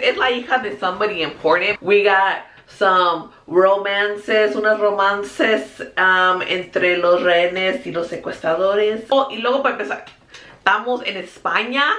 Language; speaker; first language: Spanish; early bilingual, heritage; Spanish